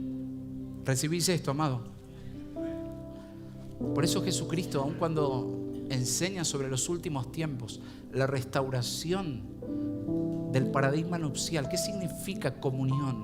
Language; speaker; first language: Spanish; native; Spanish